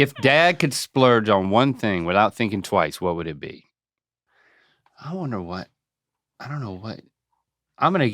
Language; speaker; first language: English; native; English